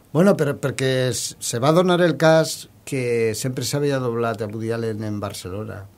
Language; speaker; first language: Catalan; non-native, local second language; Spanish